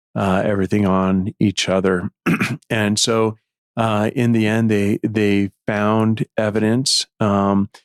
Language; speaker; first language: English; native; English